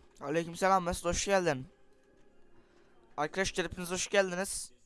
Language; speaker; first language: Turkish; native; Turkish